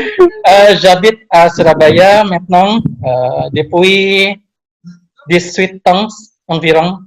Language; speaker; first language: French; non-native, learner; Indonesian